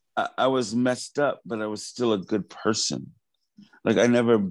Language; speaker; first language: English; native; English